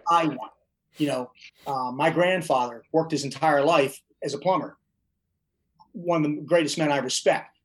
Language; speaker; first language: English; native; English